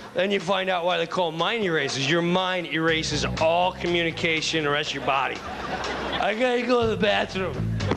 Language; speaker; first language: English; native; English